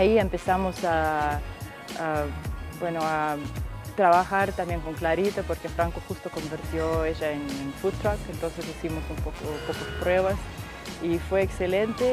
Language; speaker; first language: Spanish; non-native, fluent; Russian